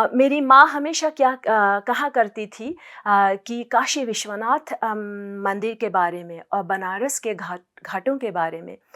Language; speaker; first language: Hindi; non-native, local second language; Assamese